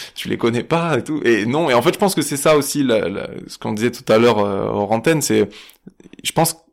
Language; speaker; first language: French; native; French